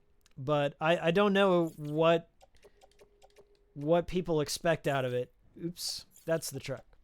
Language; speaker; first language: English; native; English